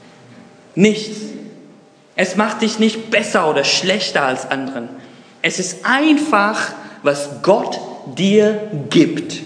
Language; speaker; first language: German; non-native, fluent; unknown